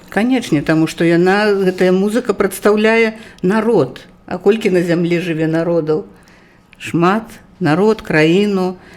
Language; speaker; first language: Belarusian; native; Belarusian